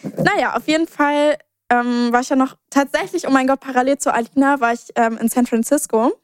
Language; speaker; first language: German; native; German